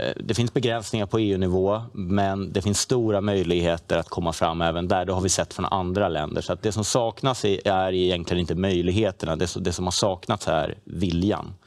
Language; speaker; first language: Swedish; native; Swedish